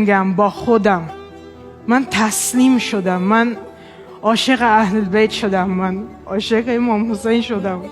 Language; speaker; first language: Persian; non-native, fluent; Portuguese